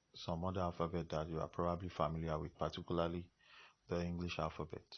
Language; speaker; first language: English; non-native, local second language; Yoruba